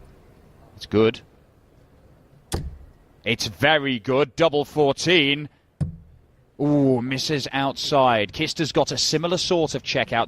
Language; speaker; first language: English; native; English